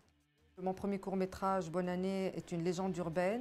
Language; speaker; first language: French; non-native, local second language; Arabic